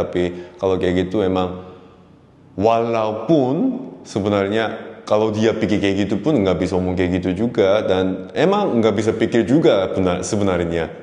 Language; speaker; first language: Indonesian; non-native, fluent; Korean